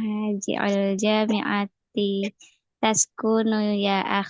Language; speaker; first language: Arabic; non-native, learner; Indonesian